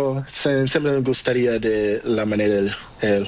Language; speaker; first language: Spanish; non-native, learner; Portuguese